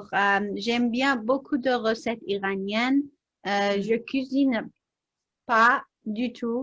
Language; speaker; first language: French; non-native, learner; English